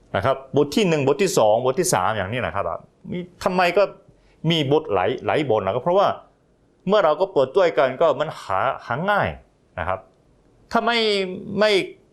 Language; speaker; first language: Thai; non-native, fluent; Korean